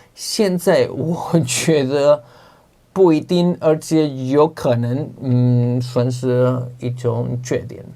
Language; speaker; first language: Chinese; non-native, fluent; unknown